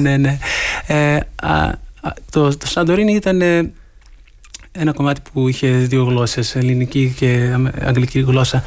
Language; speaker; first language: Greek; early bilingual, heritage; Greek